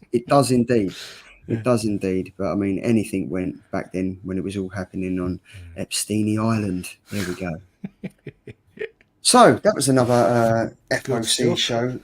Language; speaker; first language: English; native; English